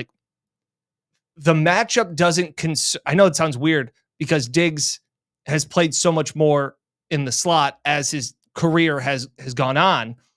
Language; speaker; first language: English; native; English